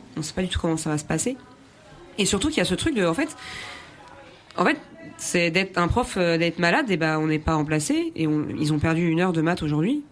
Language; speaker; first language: French; native; French